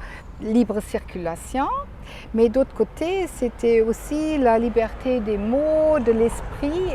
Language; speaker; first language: French; non-native, fluent; German